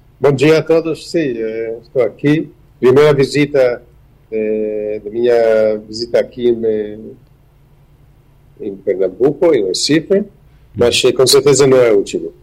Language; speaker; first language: Portuguese; non-native, fluent; Hebrew